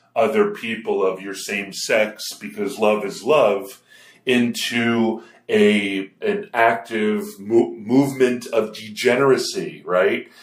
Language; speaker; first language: English; native; English